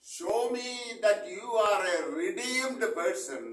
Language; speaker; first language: English; non-native, local second language; Malayalam